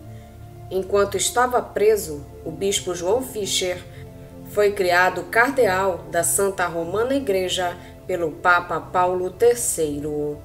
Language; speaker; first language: Portuguese; native; Portuguese